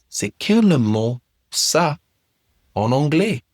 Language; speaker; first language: French; non-native, learner; English